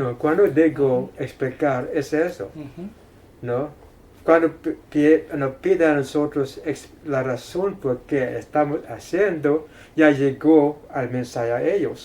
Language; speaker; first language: Spanish; non-native, fluent; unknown